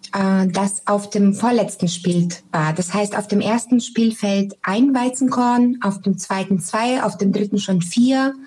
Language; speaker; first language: German; non-native, fluent; Bulgarian